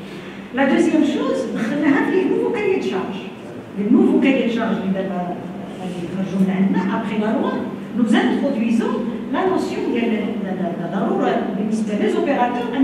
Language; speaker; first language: French; non-native, local second language; Arabic